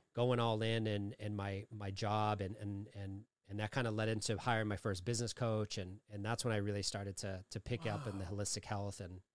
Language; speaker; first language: English; native; English